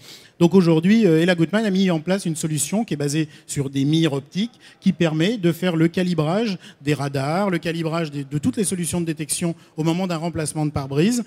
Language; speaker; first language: French; native; French